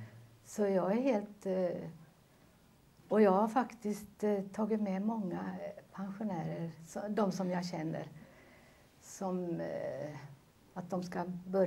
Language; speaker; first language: Swedish; non-native, learner; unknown